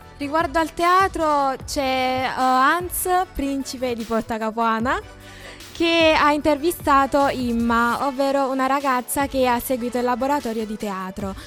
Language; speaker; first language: Italian; early bilingual, other home language; Chinese